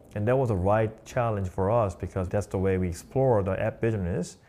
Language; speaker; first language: English; non-native, fluent; Korean